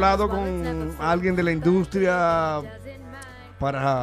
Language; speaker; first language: Spanish; native; Spanish